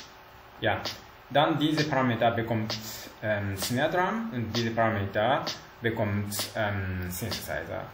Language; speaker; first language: German; non-native, learner; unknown